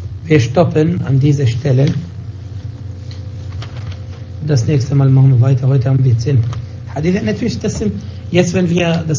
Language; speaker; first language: German; non-native, fluent; Arabic